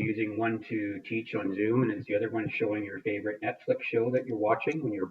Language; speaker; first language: English; native; English